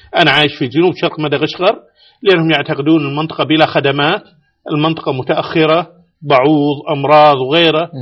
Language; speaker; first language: Arabic; native; Arabic